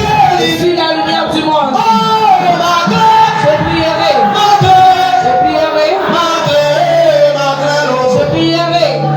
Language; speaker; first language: French; non-native, local second language; Ewe